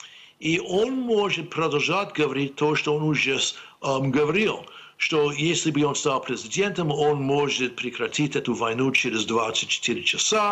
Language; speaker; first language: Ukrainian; non-native, learner; English